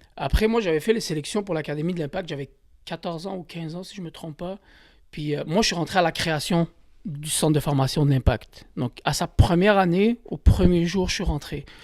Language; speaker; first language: French; early bilingual, other home language; Kabyle